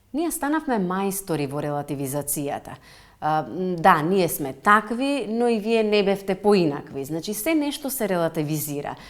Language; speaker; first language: Macedonian; native; Macedonian